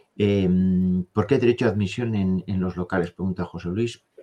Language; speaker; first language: Spanish; native; Spanish